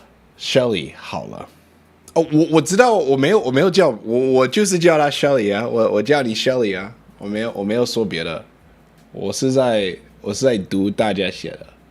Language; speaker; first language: Chinese; non-native, learner; English